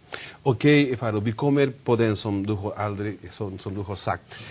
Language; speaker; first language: Swedish; non-native, fluent; Spanish